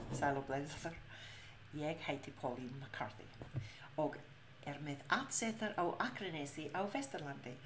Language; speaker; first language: Icelandic; non-native, learner; English